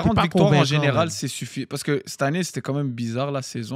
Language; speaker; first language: French; native; French